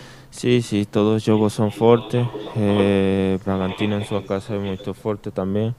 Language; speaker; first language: Portuguese; non-native, learner; Spanish